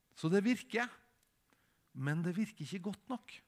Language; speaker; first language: Norwegian; native; Norwegian